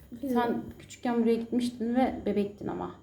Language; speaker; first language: Turkish; native; Turkish